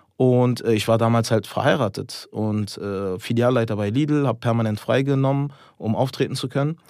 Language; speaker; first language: German; early bilingual, other home language; Turkish